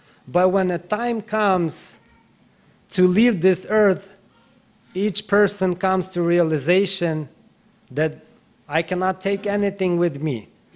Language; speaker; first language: English; non-native, fluent; Ukrainian